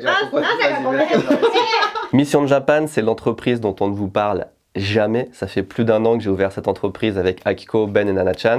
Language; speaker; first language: French; native; French